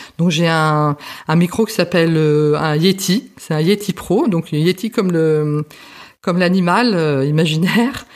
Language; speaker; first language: French; native; French